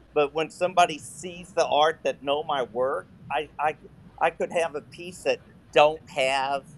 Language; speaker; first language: English; native; English